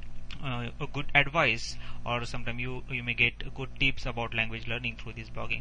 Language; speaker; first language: English; non-native, learner; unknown